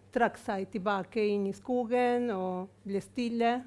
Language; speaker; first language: Norwegian; non-native, fluent; Spanish